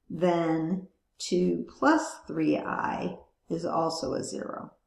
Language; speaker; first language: English; native; English